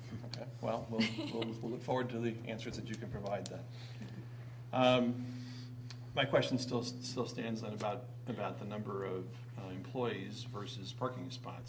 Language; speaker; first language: English; native; English